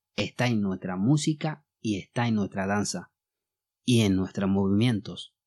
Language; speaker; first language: Spanish; non-native, fluent; Bambara